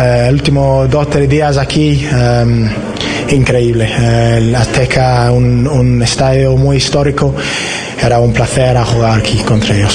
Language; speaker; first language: Spanish; non-native, learner; English